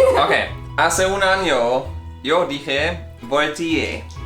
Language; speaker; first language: Spanish; non-native, fluent; English